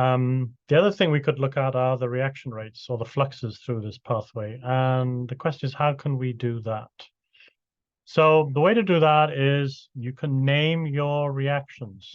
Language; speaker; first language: English; native; English